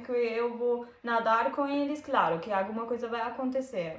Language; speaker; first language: Portuguese; non-native, learner; German